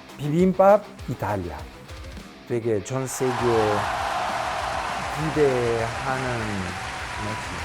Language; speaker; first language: Korean; non-native, learner; Italian